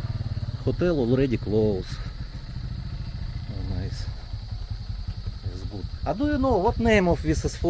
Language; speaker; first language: English; non-native, learner; Russian